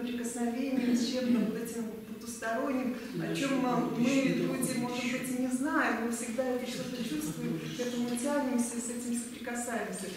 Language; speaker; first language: Russian; native; Russian